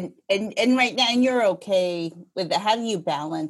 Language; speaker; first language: English; early bilingual, other home language; Filipino